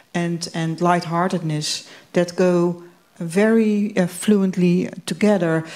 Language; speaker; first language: English; non-native, fluent; Dutch